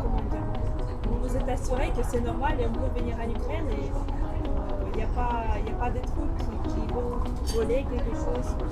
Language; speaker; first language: French; non-native, learner; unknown